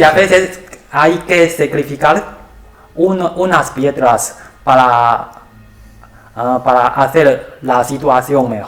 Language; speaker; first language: Spanish; non-native, learner; Chinese